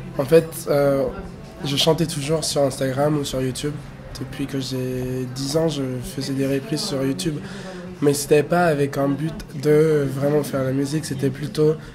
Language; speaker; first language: French; non-native, fluent; Spanish